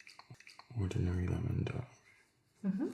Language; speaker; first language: English; native; English